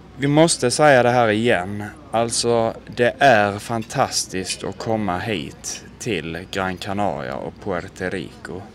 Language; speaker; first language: Swedish; native; Swedish